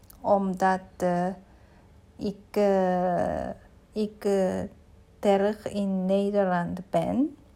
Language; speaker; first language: Dutch; non-native, learner; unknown